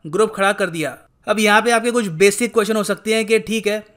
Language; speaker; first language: Hindi; native; Hindi